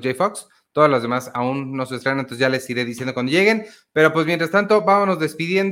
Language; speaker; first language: Spanish; native; Spanish